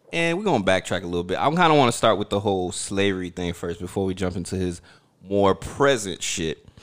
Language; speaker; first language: English; early bilingual, other home language; Haitian Creole